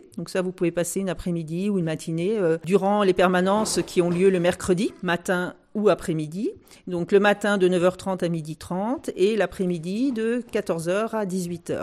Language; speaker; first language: French; native; French